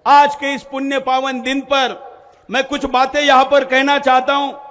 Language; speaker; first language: Hindi; non-native, local second language; Marathi